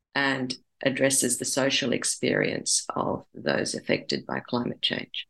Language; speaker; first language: English; native; English